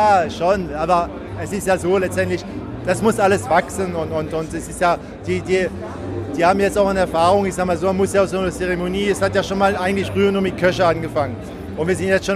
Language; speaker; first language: German; native; German